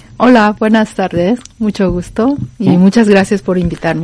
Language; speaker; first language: Spanish; non-native, fluent; Korean